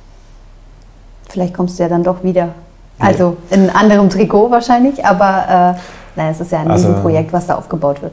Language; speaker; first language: German; native; German